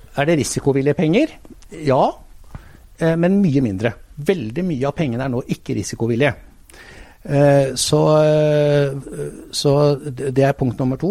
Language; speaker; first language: Norwegian; native; Norwegian